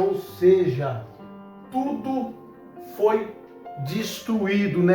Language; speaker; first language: Portuguese; native; Portuguese